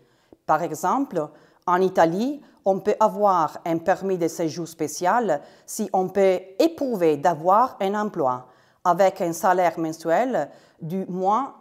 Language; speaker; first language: French; non-native, fluent; Italian